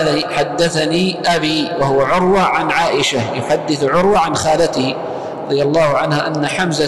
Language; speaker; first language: Arabic; native; Arabic